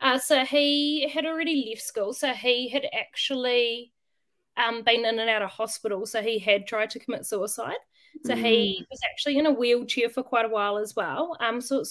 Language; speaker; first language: English; native; English